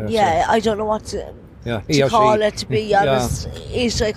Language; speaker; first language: English; native; English